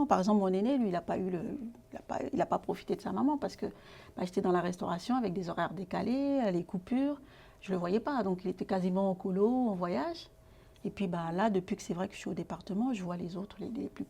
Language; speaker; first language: French; native; French